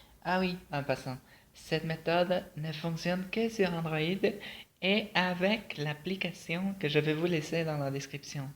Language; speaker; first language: French; non-native, fluent; Spanish